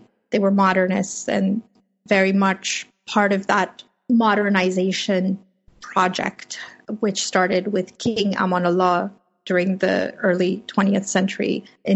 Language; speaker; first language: English; early bilingual, other home language; Persian